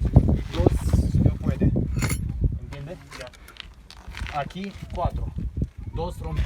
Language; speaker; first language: Spanish; non-native, learner; Romanian